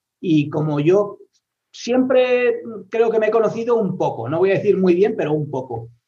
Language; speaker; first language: Spanish; native; Spanish